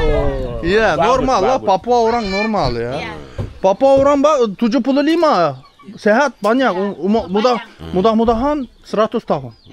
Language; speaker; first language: Indonesian; non-native, learner; Turkish